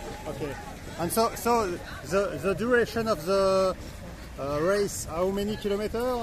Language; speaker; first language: English; non-native, learner; French